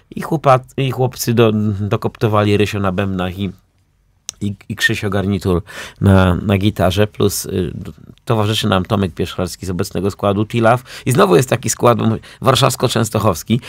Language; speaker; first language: Polish; native; Polish